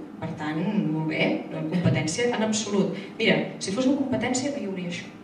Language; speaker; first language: Catalan; native; Catalan